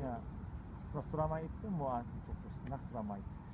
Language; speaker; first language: Kazakh; non-native, learner; Korean